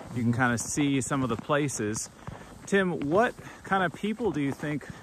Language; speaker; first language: English; native; English